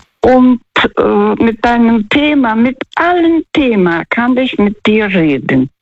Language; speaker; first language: German; non-native, fluent; Russian